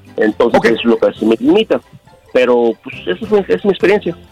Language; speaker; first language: Spanish; native; Spanish